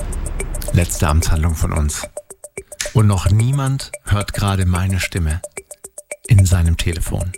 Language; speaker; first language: German; native; German